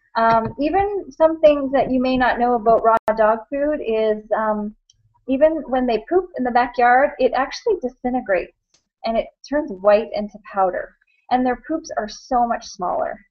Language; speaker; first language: English; native; English